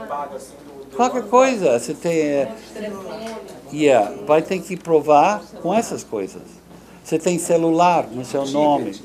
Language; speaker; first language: Portuguese; non-native, fluent; English